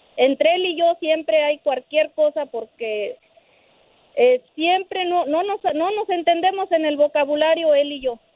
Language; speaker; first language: Spanish; native; Spanish